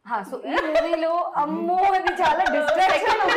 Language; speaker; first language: Telugu; non-native, fluent; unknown